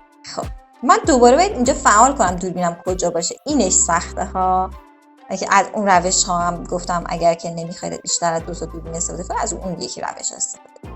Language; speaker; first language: Persian; native; Persian